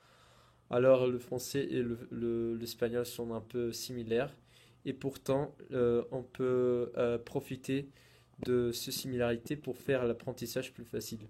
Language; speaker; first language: French; non-native, fluent; Spanish